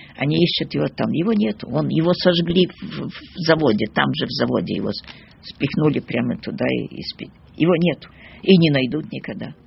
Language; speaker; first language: Russian; early bilingual, heritage; Russian